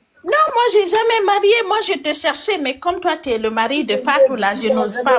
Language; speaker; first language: French; non-native, local second language; Fula